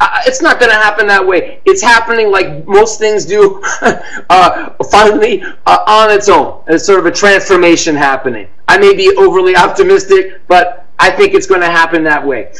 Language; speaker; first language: English; native; English